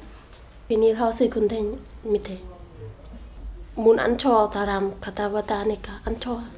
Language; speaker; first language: Korean; non-native, learner; Khmer